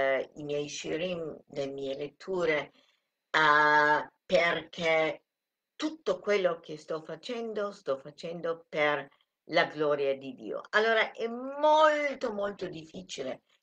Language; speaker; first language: Italian; non-native, fluent; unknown